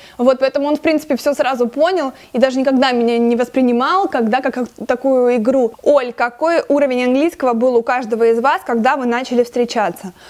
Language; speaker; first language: Russian; native; Russian